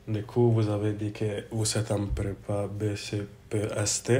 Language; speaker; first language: French; non-native, fluent; English